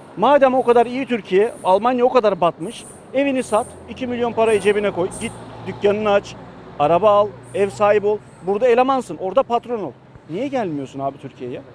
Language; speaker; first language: Turkish; early bilingual, heritage; Turkish